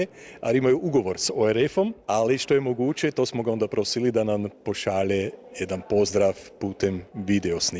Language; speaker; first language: Croatian; native; Croatian